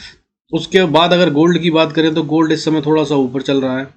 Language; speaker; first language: Hindi; native; Hindi